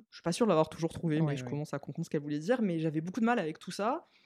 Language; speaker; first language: French; native; French